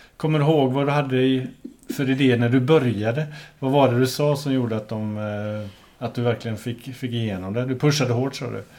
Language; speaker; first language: Swedish; native; Swedish